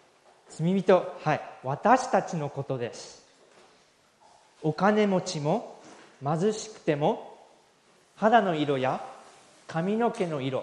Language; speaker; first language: Japanese; non-native, fluent; English